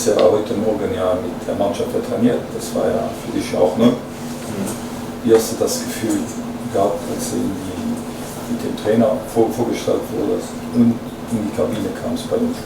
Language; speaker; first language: German; non-native, local second language; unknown